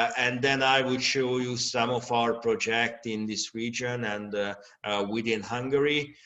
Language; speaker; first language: English; non-native, fluent; Hungarian